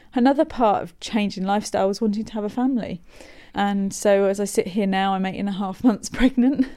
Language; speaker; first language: English; native; English